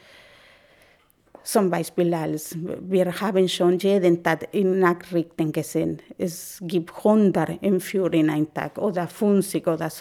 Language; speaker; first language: German; non-native, learner; Spanish